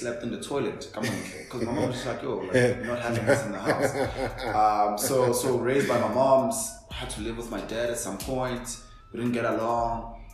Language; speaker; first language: English; non-native, local second language; Zulu